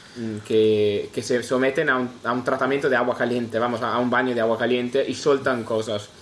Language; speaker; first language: Spanish; non-native, fluent; Italian